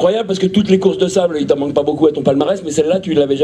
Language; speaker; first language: French; native; French